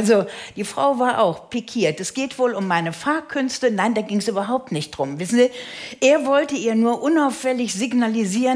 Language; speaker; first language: German; native; German